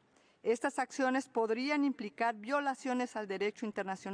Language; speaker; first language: Spanish; native; Spanish